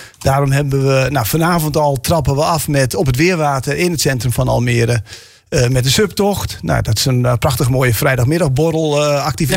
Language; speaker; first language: Dutch; native; Dutch